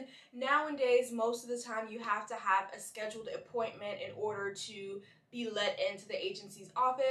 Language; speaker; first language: English; native; English